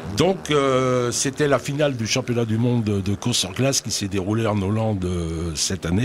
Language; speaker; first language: French; native; French